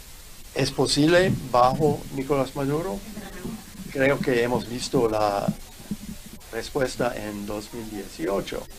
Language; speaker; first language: Spanish; non-native, fluent; English